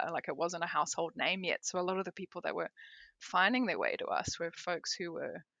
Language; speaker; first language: English; native; English